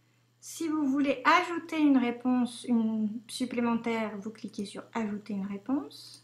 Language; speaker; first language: French; native; French